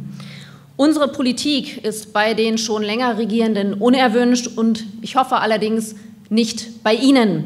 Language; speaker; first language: German; native; German